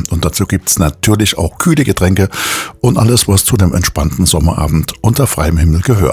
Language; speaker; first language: German; native; German